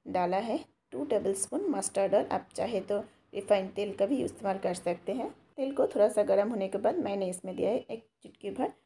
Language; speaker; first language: Hindi; non-native, local second language; Bangla